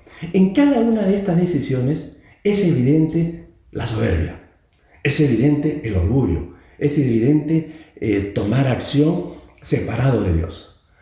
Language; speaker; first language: Spanish; native; Spanish